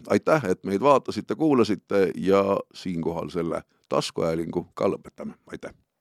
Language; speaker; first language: Estonian; native; Estonian